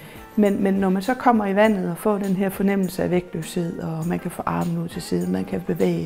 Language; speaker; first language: Danish; native; Danish